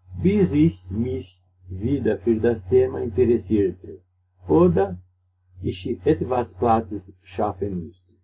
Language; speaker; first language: German; non-native, learner; Portuguese